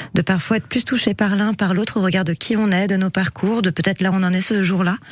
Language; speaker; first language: French; native; French